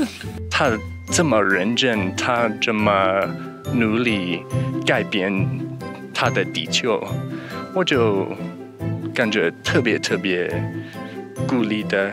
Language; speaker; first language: Chinese; non-native, learner; English